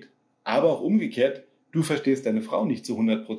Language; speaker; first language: German; native; German